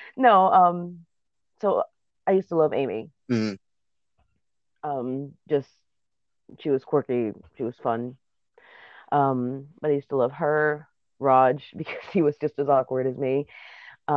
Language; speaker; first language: English; non-native, fluent; Spanish